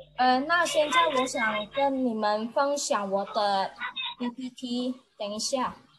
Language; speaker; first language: Chinese; non-native, learner; Indonesian